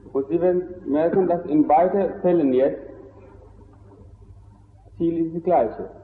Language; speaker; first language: German; non-native, fluent; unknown